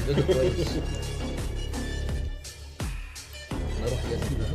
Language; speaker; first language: Arabic; non-native, learner; Urdu